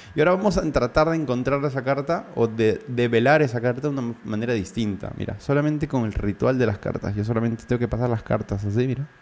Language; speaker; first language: Spanish; native; Spanish